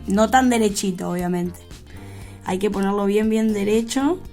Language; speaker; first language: Spanish; native; Spanish